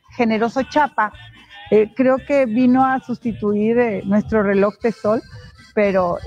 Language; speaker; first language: Spanish; native; Spanish